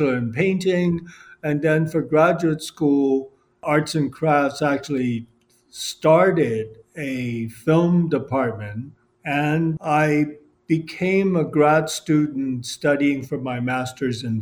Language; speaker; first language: English; non-native, local second language; Cantonese